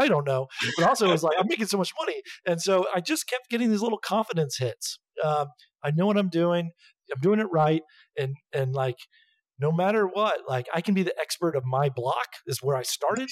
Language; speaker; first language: English; native; English